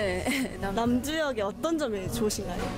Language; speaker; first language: Korean; native; Korean